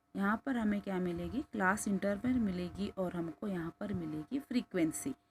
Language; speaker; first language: Hindi; non-native, local second language; Kannada